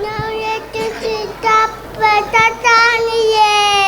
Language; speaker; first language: French; non-native, learner; Wolof